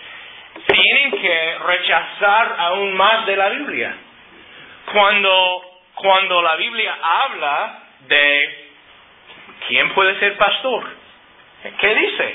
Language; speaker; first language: Spanish; non-native, fluent; English